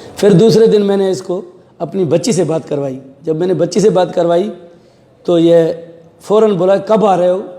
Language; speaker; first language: Urdu; non-native, local second language; Sindhi